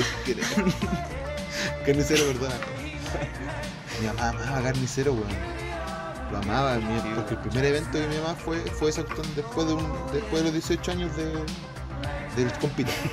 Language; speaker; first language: Spanish; native; Spanish